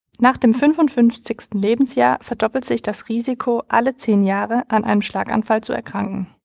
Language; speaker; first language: German; native; German